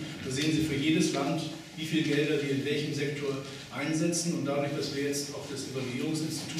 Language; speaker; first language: German; native; German